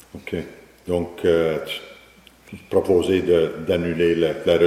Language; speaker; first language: French; native; French